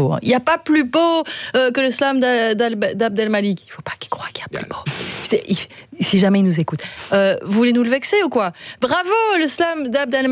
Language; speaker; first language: French; native; French